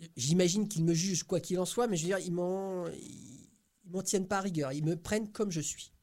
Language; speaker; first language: French; native; French